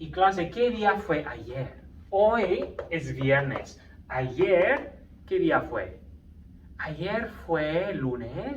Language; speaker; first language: Spanish; non-native, fluent; English